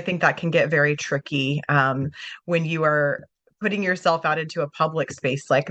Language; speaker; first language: English; native; English